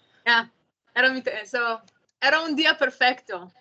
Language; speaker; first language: Spanish; non-native, learner; English